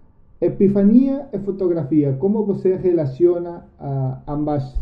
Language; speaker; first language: Portuguese; non-native, learner; Spanish